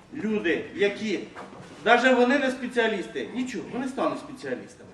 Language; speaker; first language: Ukrainian; native; Ukrainian